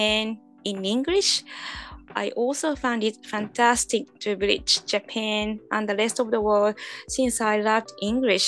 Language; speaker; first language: English; non-native, fluent; Japanese